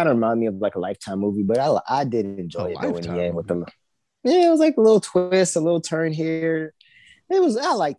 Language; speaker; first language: English; native; English